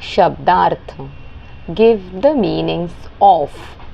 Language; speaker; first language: Hindi; non-native, local second language; Marathi